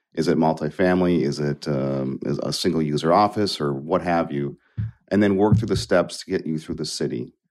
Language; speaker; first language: English; native; English